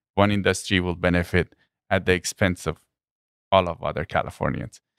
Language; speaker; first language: English; non-native, fluent; Persian